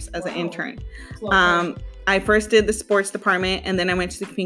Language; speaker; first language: English; native; English